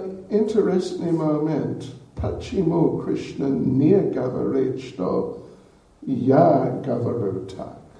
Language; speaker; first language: Russian; non-native, learner; English